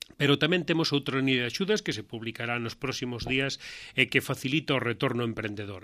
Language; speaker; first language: Galician; non-native, local second language; Spanish